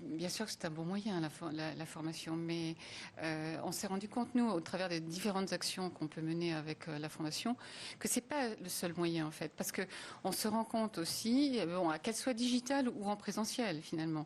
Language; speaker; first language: French; native; French